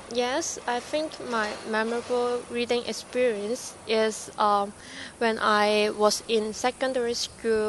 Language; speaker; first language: English; non-native, learner; Cantonese